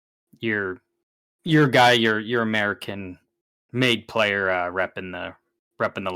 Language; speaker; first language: English; native; English